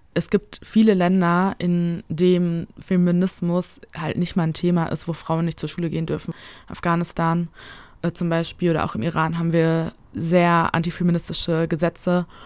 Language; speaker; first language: German; native; German